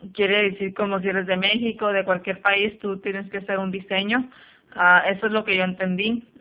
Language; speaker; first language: Spanish; early bilingual, heritage; Spanish